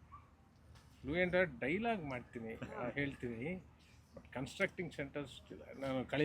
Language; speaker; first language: Kannada; non-native, learner; Telugu